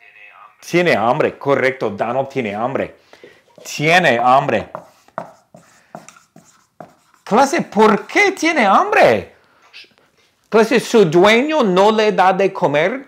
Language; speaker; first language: Spanish; non-native, fluent; English